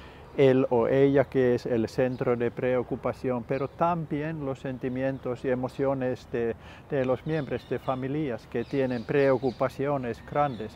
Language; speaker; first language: Spanish; non-native, learner; Finnish